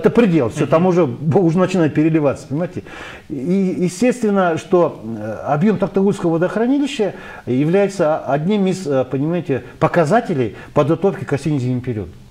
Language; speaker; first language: Russian; non-native, local second language; Kyrgyz